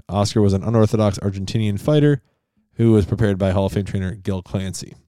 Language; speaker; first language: English; native; English